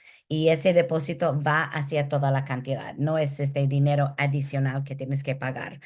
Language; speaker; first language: Spanish; early bilingual, heritage; Spanish